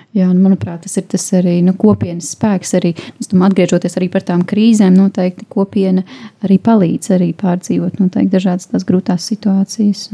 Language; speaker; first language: Latvian; native; Latvian